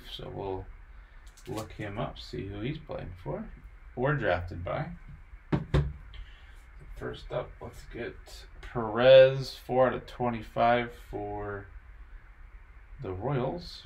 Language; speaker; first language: English; native; English